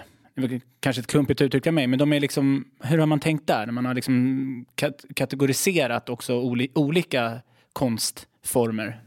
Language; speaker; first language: Swedish; native; Swedish